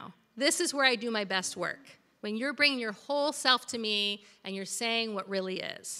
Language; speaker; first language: English; native; English